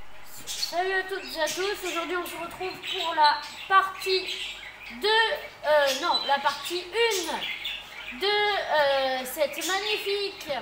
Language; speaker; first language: French; native; French